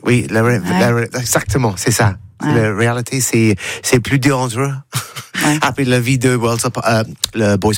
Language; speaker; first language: French; non-native, learner; English